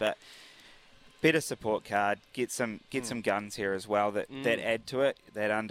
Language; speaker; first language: English; native; English